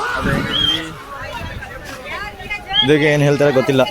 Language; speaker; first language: Kannada; non-native, learner; Hindi